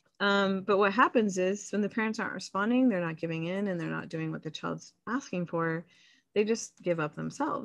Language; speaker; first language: English; native; English